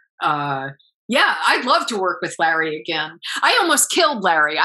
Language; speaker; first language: English; native; English